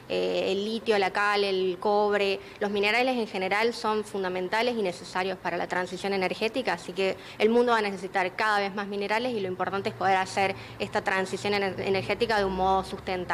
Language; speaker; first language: Spanish; native; Spanish